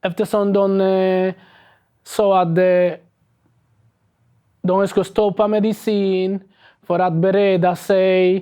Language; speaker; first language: Swedish; non-native, learner; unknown